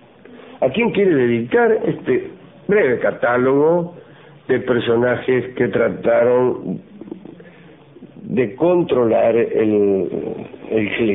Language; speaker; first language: Spanish; native; Spanish